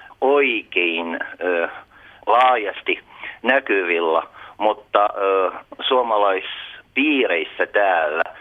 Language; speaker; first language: Finnish; early bilingual, heritage; Russian